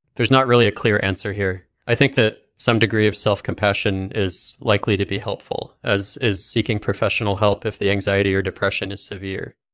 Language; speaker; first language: English; native; English